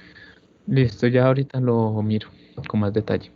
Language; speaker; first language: Spanish; native; Spanish